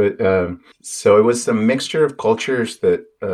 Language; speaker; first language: English; non-native, fluent; Spanish